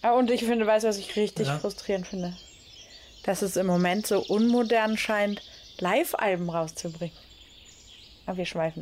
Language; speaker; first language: German; native; German